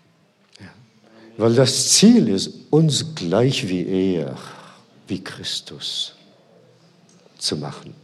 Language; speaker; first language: German; non-native, fluent; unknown